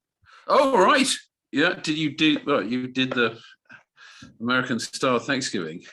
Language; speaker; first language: English; native; English